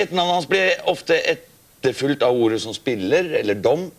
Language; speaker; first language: Norwegian; native; Norwegian